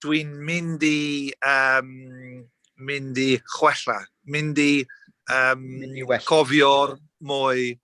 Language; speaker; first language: Welsh; non-native, learner; English